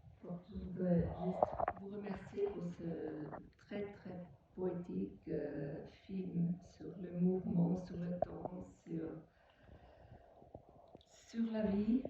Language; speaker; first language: French; non-native, fluent; Portuguese